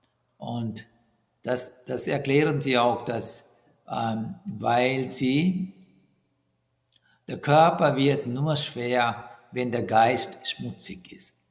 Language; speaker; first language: German; non-native, learner; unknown